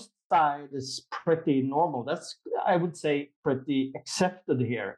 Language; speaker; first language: English; non-native, fluent; Swedish